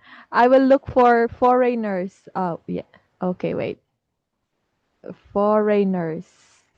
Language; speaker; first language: English; non-native, fluent; Filipino